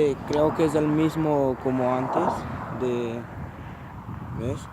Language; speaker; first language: Spanish; non-native, local second language; Catalan